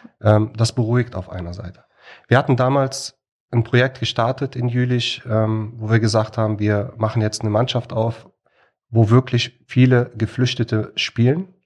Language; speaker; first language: German; early bilingual, other home language; Arabic